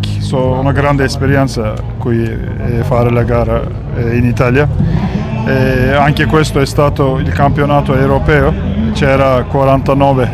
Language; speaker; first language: Italian; non-native, learner; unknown